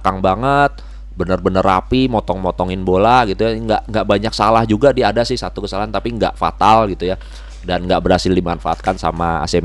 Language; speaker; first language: Indonesian; native; Indonesian